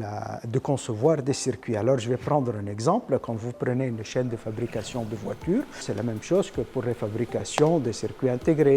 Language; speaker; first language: French; native; French